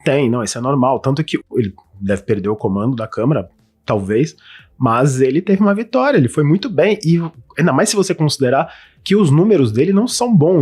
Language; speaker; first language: Portuguese; native; Portuguese